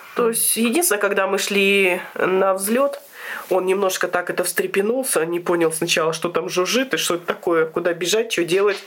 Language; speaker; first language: Russian; native; Russian